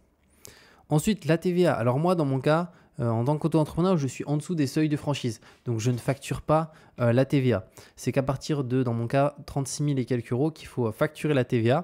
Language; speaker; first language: French; native; French